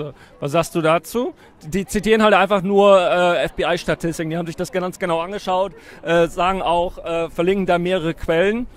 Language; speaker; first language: German; native; German